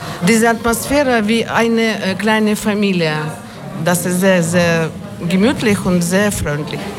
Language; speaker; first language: German; non-native, learner; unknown